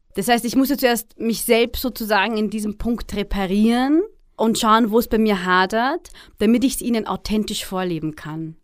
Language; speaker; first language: German; early bilingual, other home language; Arabic